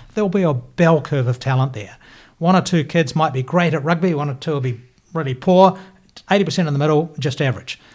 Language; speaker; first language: English; native; English